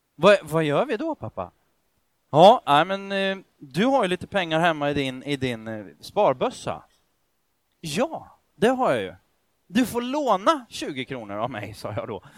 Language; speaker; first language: Swedish; native; Swedish